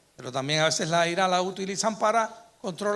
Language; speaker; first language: Spanish; native; Spanish